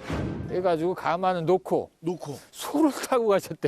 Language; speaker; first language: Korean; native; Korean